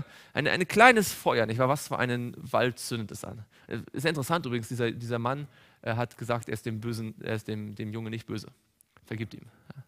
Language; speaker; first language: German; native; German